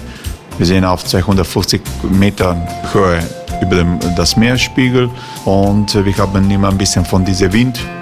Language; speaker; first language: German; non-native, learner; Croatian